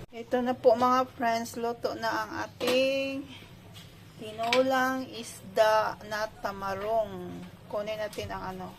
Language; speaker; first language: Filipino; non-native, local second language; Cebuano